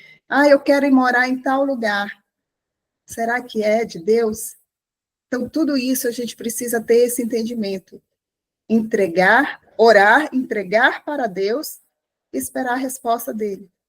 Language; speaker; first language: Portuguese; native; Portuguese